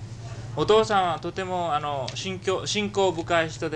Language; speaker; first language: Japanese; early bilingual, heritage; Japanese